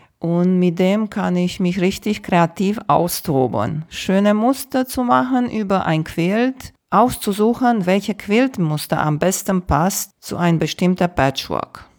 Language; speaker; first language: German; non-native, fluent; Romanian